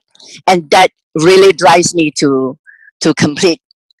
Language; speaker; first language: English; non-native, local second language; Cantonese